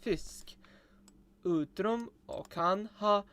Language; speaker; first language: Swedish; non-native, learner; English